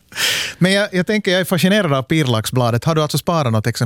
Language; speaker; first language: Swedish; native; Swedish